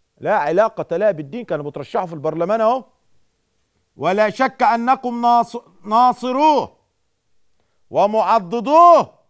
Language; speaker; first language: Arabic; native; Arabic